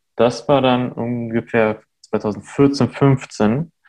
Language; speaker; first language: German; early bilingual, other home language; Armenian